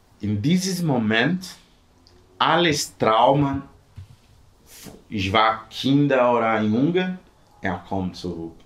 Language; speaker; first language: German; non-native, learner; Portuguese